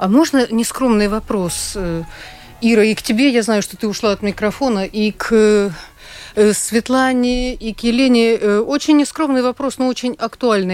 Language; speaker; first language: Russian; native; Russian